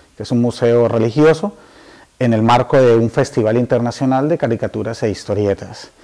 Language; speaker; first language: Spanish; native; Spanish